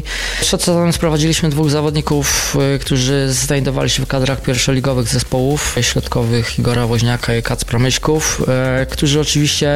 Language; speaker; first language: Polish; native; Polish